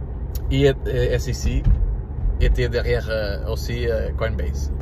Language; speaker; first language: French; non-native, learner; Portuguese